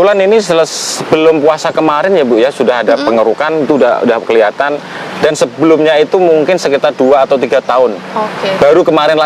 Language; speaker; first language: Indonesian; native; Indonesian